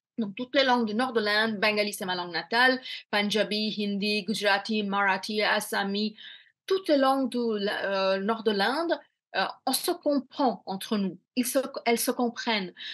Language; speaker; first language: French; non-native, fluent; Bangla